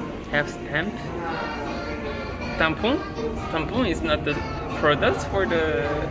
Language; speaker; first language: English; non-native, learner; Korean